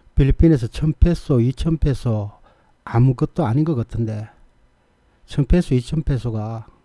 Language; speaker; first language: Korean; native; Korean